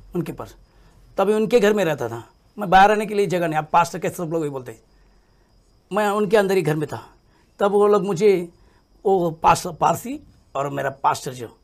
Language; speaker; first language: Hindi; native; Hindi